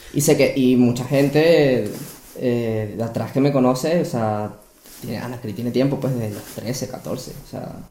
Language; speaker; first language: Spanish; native; Spanish